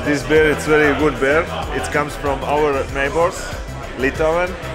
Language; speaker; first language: English; non-native, learner; Russian